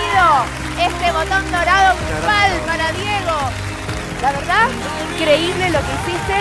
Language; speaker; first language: Spanish; native; Spanish